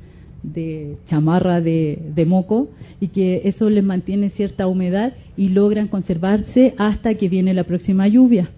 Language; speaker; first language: Spanish; native; Spanish